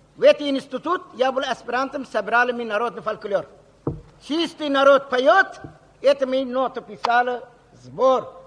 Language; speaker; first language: Russian; non-native, local second language; Uzbek